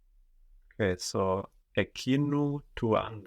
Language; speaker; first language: Greek; non-native, learner; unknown